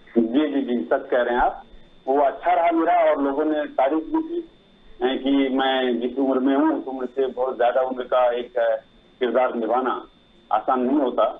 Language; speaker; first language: Hindi; non-native, local second language; Maithili